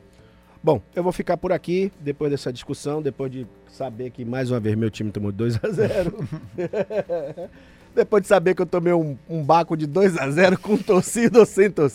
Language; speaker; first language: Portuguese; native; Portuguese